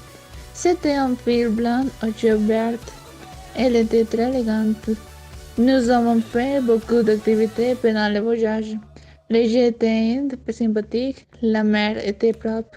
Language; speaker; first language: French; non-native, learner; Spanish